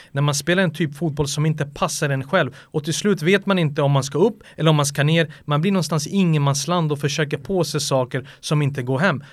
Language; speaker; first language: Swedish; early bilingual, other home language; Serbian